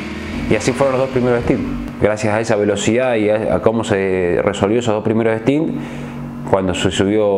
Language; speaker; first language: Spanish; native; Spanish